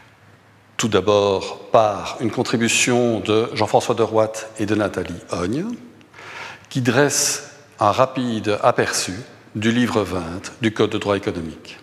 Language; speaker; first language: French; native; French